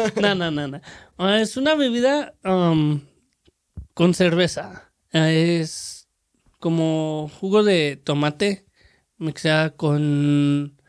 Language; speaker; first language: Spanish; early bilingual, heritage; Spanish